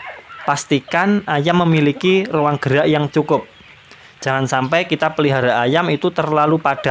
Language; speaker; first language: Indonesian; native; Indonesian